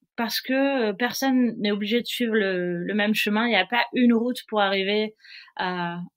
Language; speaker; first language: French; native; French